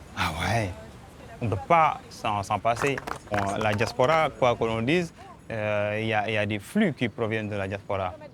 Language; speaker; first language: French; non-native, local second language; Wolof